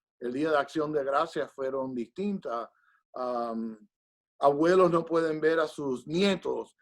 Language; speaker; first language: Spanish; early bilingual, heritage; Spanish